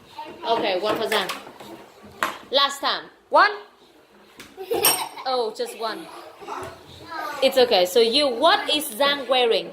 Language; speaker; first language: English; non-native, fluent; Vietnamese